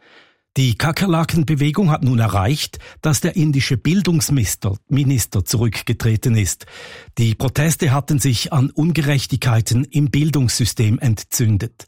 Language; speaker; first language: German; native; German